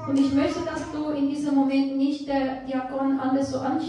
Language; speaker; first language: German; non-native, fluent; Portuguese